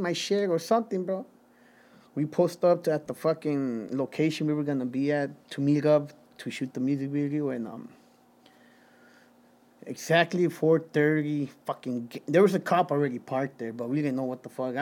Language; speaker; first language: English; early bilingual, other home language; Spanish